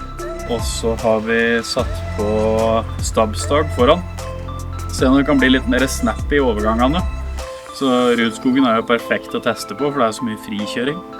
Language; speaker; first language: Norwegian; native; Norwegian